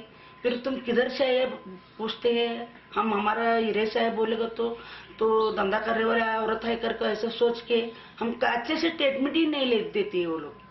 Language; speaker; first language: Hindi; non-native, local second language; Marathi